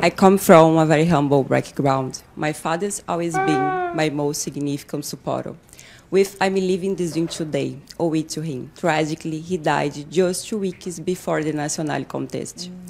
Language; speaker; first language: English; non-native, learner; Portuguese